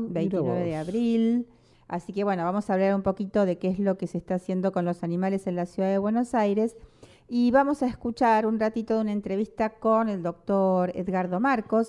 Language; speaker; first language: Spanish; native; Spanish